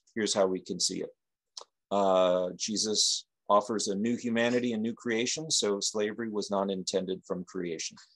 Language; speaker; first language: English; native; English